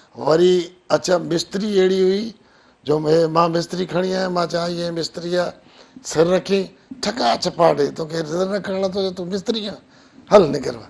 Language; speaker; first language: Sindhi; non-native, local second language; Brahui